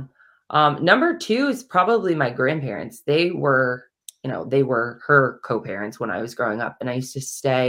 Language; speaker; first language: English; native; English